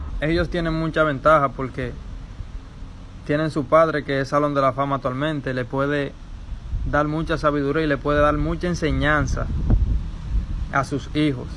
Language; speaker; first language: Spanish; native; Spanish